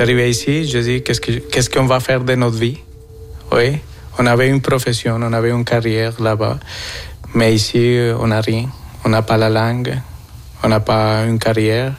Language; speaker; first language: French; non-native, fluent; Spanish